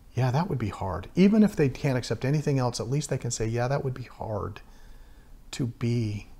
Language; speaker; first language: English; native; English